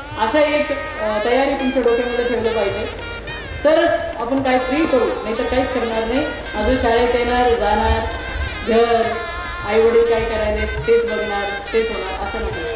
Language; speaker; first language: Marathi; non-native, fluent; Kannada